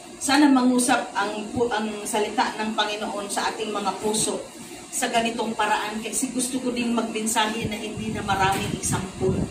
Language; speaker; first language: Filipino; non-native, local second language; Cebuano